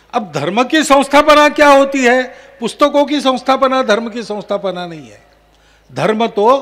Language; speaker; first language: Hindi; non-native, local second language; Marathi